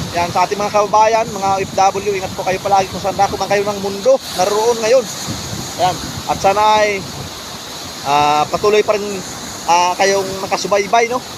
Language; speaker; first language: Filipino; non-native, local second language; Masbatenyo